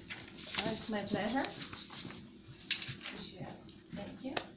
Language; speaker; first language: English; non-native, fluent; Russian